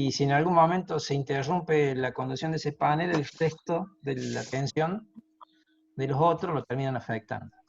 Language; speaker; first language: Spanish; native; Spanish